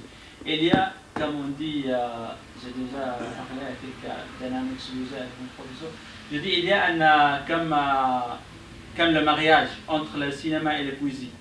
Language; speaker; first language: French; non-native, learner; Arabic